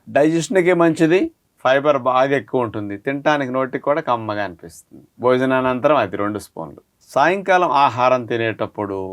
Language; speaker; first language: Telugu; native; Telugu